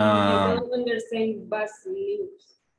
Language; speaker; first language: English; non-native, learner; Spanish